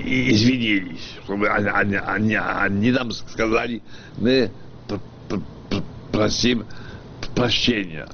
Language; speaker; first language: Russian; non-native, fluent; Polish